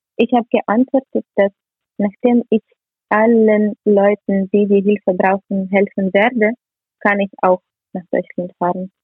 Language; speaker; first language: German; non-native, learner; Ukrainian